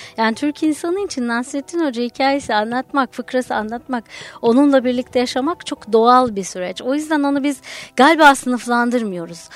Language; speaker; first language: Turkish; native; Turkish